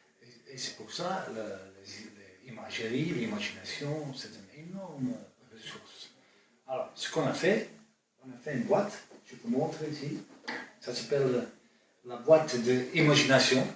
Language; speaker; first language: French; non-native, fluent; Dutch